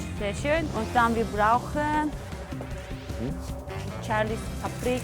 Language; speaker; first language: German; non-native, learner; Turkish